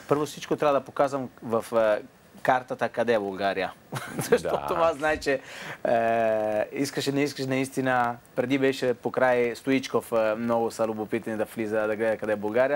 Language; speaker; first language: Bulgarian; non-native, fluent; Italian